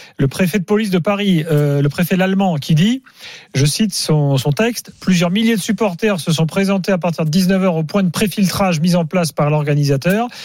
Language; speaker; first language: French; native; French